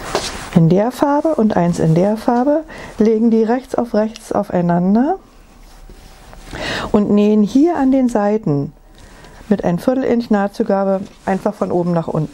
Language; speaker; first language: German; native; German